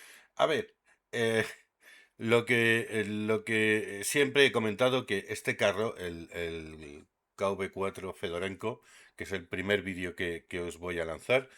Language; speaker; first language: Spanish; native; Spanish